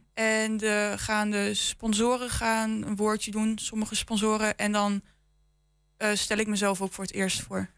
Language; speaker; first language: Dutch; native; Dutch